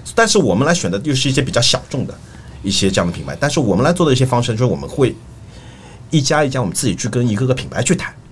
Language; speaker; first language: Chinese; native; Chinese